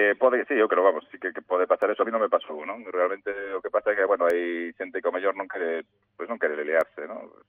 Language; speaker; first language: Galician; native; Galician